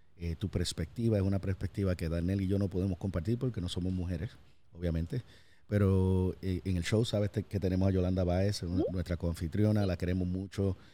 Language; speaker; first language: Spanish; native; Spanish